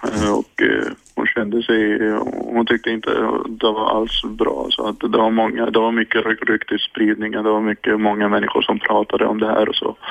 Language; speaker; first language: Swedish; non-native, fluent; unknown